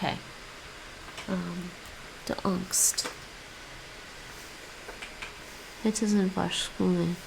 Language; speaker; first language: Dutch; non-native, learner; English